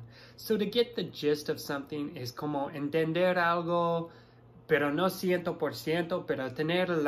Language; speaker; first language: Spanish; non-native, fluent; English